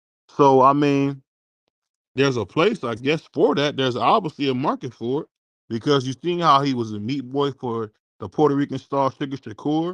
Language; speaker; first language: English; native; English